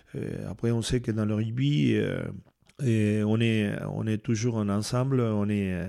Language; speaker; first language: French; non-native, fluent; Spanish